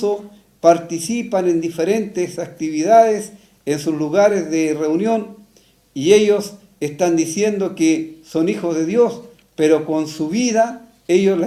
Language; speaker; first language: Spanish; native; Spanish